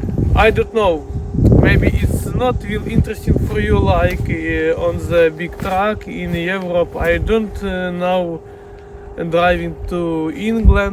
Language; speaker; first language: English; non-native, learner; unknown